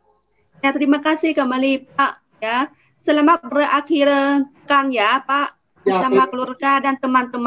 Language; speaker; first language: Indonesian; non-native, fluent; Vietnamese